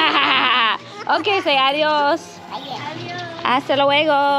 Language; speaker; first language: Spanish; non-native, learner; English